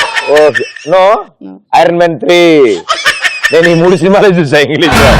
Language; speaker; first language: Telugu; native; Telugu